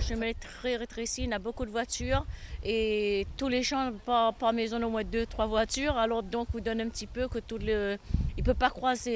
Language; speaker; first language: French; non-native, local second language; Réunion Creole French